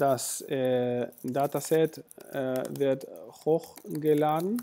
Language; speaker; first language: German; non-native, fluent; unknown